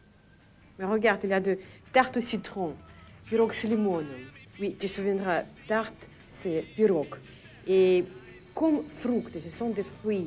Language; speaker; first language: French; non-native, fluent; Russian